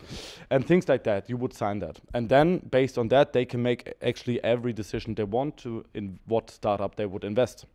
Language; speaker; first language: English; non-native, fluent; German